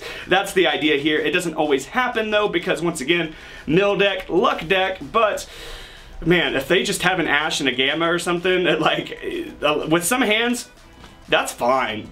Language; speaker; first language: English; native; English